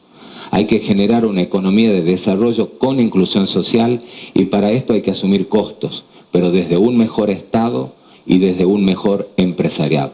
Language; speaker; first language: Spanish; native; Spanish